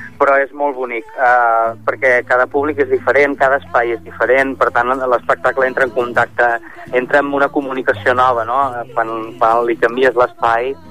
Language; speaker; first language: Catalan; native; Catalan